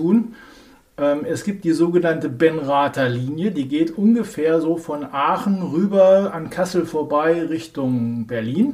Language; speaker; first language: German; native; German